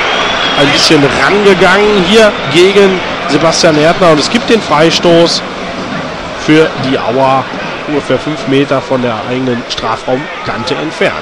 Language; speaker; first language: German; native; German